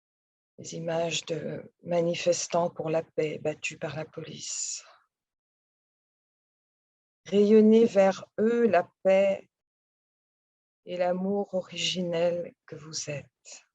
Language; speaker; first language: French; native; French